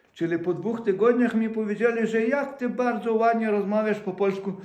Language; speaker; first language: Polish; non-native, fluent; Ukrainian